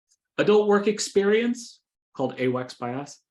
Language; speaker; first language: English; native; English